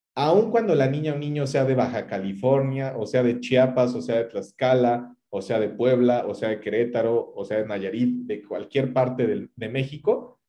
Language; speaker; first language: Spanish; native; Spanish